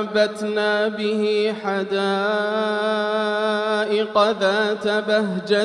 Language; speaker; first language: Arabic; native; Arabic